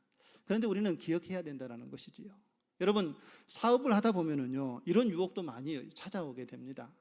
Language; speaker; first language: Korean; native; Korean